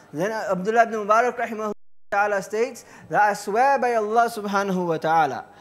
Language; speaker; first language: English; early bilingual, other home language; Urdu